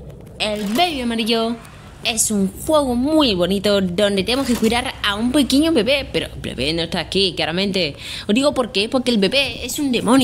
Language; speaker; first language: Spanish; native; Spanish